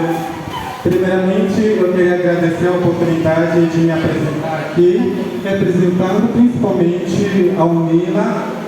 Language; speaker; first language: Portuguese; non-native, local second language; Ticuna